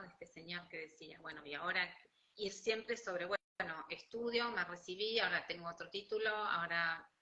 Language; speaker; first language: Spanish; native; Spanish